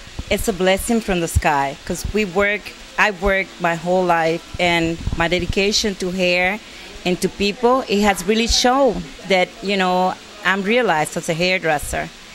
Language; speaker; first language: English; non-native, fluent; Spanish